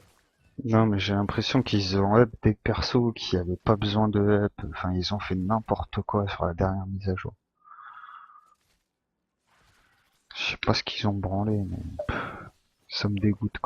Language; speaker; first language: French; native; French